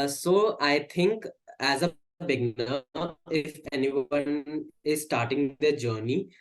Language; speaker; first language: English; non-native, local second language; Hindi